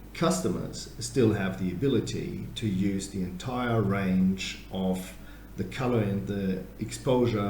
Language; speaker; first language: English; native; English